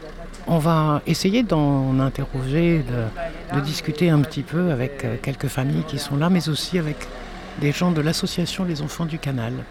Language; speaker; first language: French; native; French